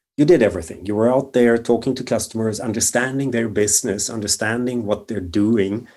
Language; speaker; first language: English; non-native, fluent; Swedish